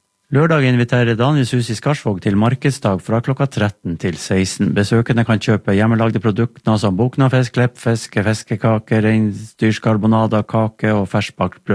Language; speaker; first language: Norwegian; native; Norwegian